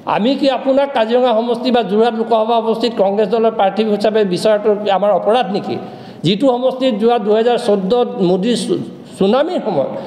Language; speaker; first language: Assamese; non-native, local second language; Mising